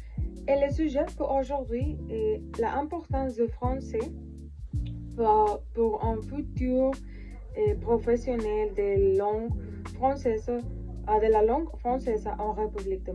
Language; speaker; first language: French; non-native, learner; Spanish